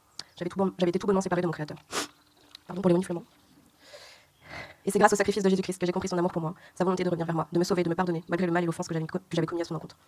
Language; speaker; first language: French; native; French